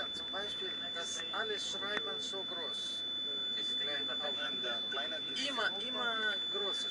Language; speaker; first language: German; non-native, learner; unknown